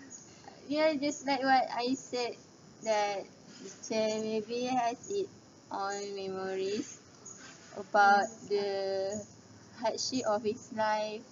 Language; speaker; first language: English; non-native, learner; Malay